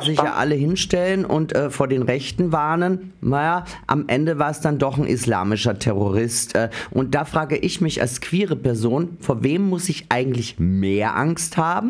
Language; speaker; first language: German; native; German